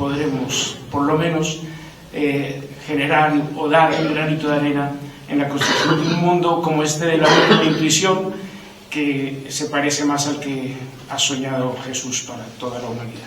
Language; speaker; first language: Spanish; native; Spanish